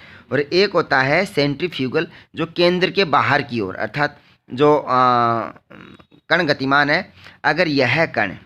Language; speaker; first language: Hindi; native; Hindi